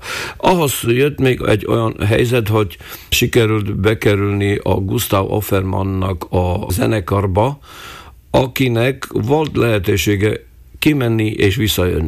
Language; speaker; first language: Hungarian; non-native, local second language; Slovak